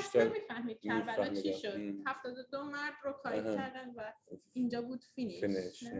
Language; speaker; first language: Persian; early bilingual, heritage; Persian